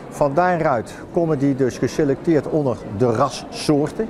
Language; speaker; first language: Dutch; native; Dutch